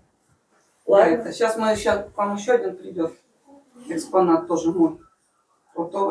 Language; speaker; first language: Russian; native; Russian